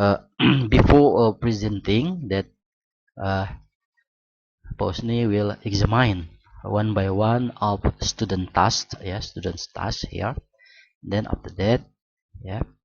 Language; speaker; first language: English; non-native, learner; Indonesian